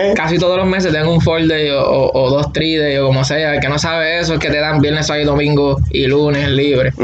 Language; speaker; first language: Spanish; native; Spanish